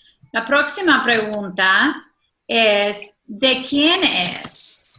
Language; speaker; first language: Spanish; non-native, fluent; English